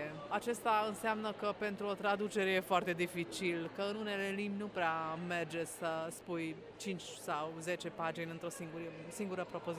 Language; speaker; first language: Romanian; non-native, local second language; Hungarian